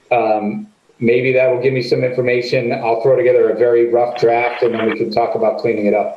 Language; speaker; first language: English; native; English